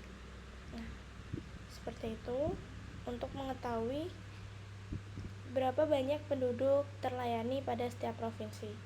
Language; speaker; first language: Indonesian; native; Indonesian